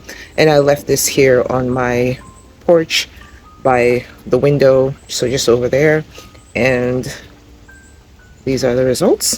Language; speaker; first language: English; native; English